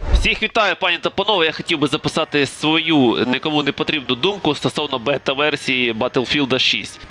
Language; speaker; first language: Ukrainian; non-native, local second language; Russian